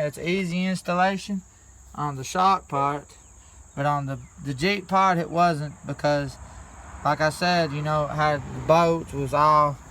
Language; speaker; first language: English; native; English